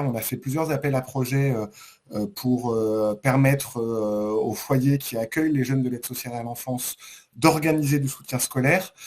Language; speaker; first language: French; native; French